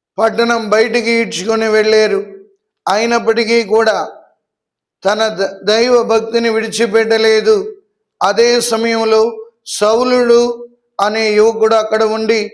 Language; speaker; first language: Telugu; native; Telugu